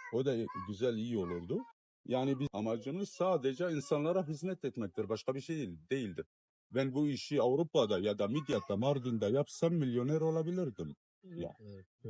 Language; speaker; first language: Turkish; non-native, fluent; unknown